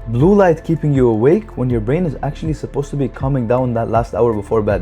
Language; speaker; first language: English; non-native, fluent; Arabic